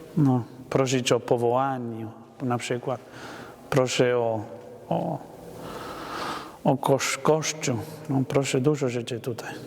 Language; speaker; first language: Polish; non-native, learner; Spanish